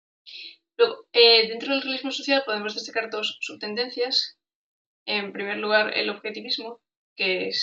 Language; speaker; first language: Spanish; native; Spanish